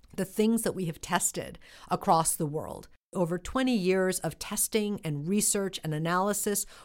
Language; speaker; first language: English; native; English